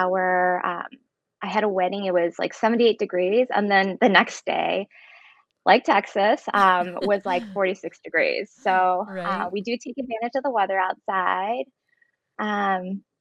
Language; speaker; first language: English; native; English